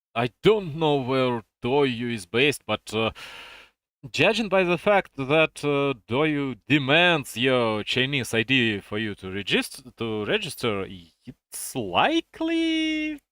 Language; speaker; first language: English; non-native, fluent; Russian